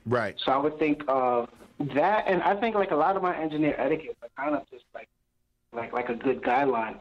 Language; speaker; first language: English; native; English